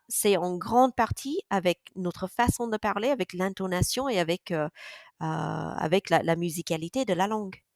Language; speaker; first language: French; non-native, fluent; English